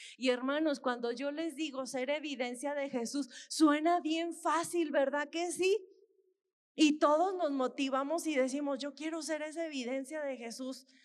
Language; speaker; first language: Spanish; native; Spanish